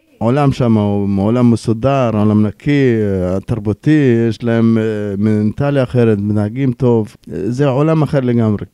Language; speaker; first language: Hebrew; non-native, local second language; Arabic